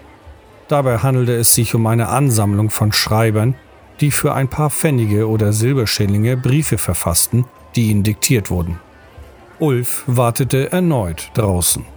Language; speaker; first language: German; native; German